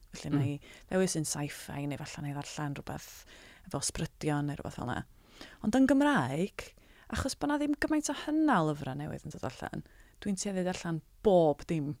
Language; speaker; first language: Welsh; native; Welsh